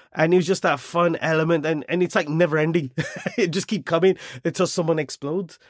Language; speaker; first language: English; native; English